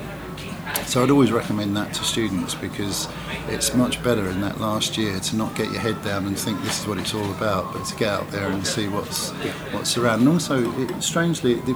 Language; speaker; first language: English; native; English